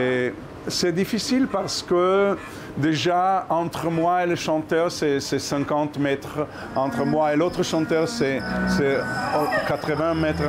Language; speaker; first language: French; non-native, fluent; Hebrew